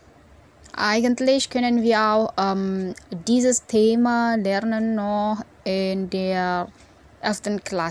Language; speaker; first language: German; non-native, fluent; Indonesian